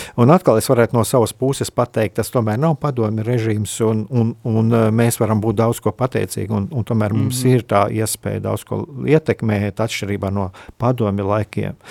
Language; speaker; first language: Latvian; native; Latvian